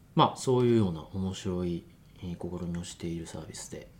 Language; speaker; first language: Japanese; non-native, fluent; Chinese